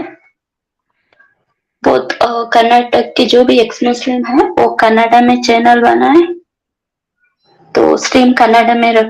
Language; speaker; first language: Hindi; non-native, local second language; Kannada